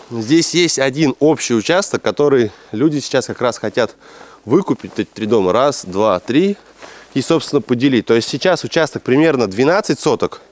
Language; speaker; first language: Russian; native; Russian